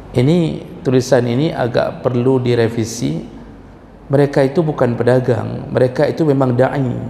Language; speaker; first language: Malay; non-native, local second language; Achinese